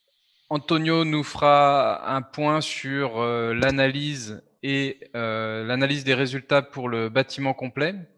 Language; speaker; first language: French; native; French